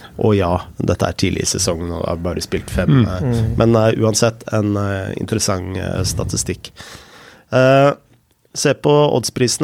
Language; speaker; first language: Norwegian; native; Norwegian